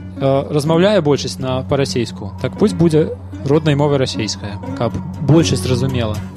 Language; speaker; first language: Belarusian; non-native, local second language; Russian